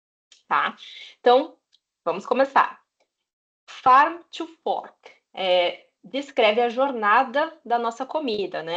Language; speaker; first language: Portuguese; native; Portuguese